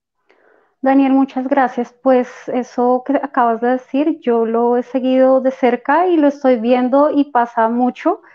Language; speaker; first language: Spanish; native; Spanish